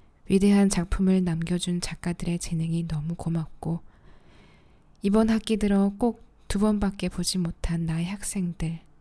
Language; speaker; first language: Korean; native; Korean